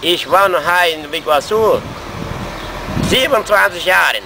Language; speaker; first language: German; early bilingual, heritage; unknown